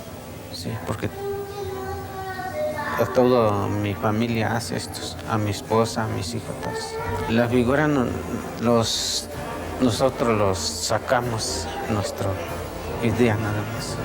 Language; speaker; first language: Spanish; non-native, local second language; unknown